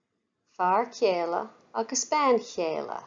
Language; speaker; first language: Irish; non-native, fluent; English